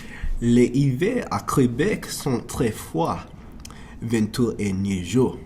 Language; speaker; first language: French; non-native, learner; English